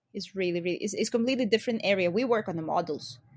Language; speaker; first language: English; non-native, fluent; Lithuanian